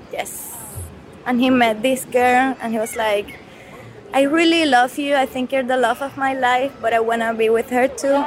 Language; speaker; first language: English; non-native, fluent; Spanish